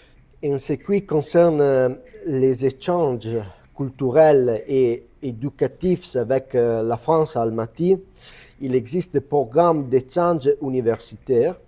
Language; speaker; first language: French; non-native, learner; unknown